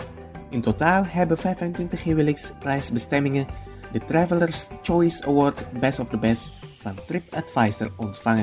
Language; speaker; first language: Dutch; non-native, fluent; Indonesian